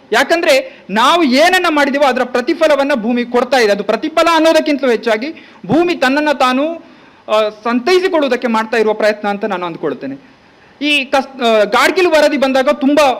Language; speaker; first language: Kannada; native; Kannada